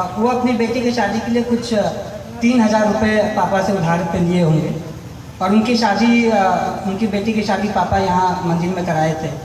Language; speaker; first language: Hindi; native; Hindi